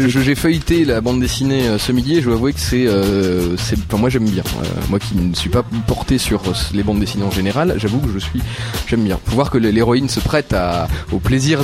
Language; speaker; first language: French; native; French